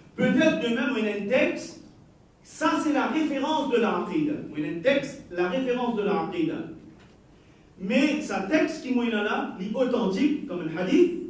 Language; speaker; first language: French; non-native, local second language; Haitian Creole